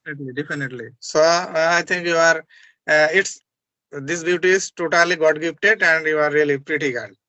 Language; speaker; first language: English; non-native, learner; Bangla